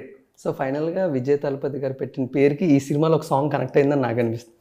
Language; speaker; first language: Telugu; native; Telugu